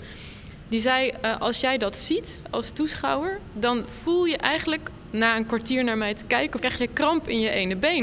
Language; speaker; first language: Dutch; native; Dutch